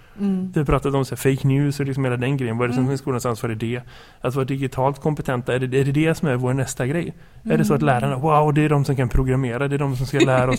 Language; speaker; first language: Swedish; native; Swedish